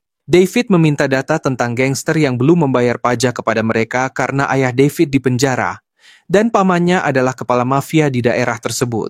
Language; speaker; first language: Indonesian; native; Indonesian